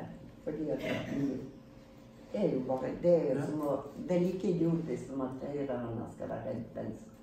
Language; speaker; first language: Norwegian; native; Norwegian